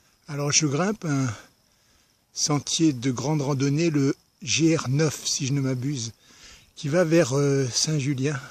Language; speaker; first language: French; native; French